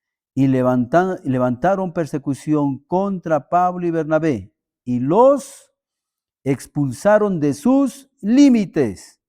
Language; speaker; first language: Spanish; native; Spanish